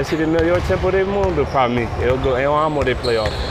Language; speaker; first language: Portuguese; non-native, learner; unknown